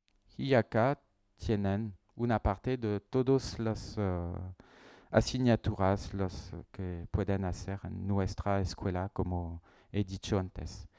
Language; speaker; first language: Spanish; non-native, learner; French